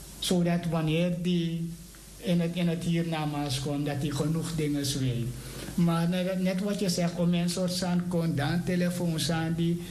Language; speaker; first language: Dutch; native; Dutch